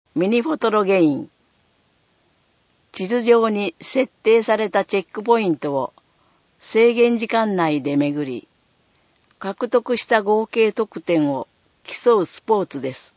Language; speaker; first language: Japanese; native; Japanese